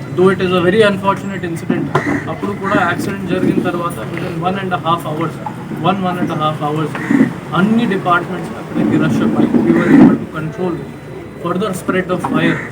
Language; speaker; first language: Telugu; non-native, fluent; Hindi